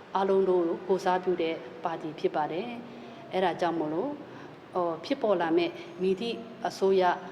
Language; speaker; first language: Burmese; non-native, local second language; Pa'o Karen